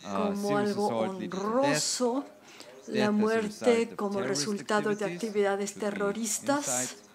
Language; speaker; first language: Spanish; non-native, learner; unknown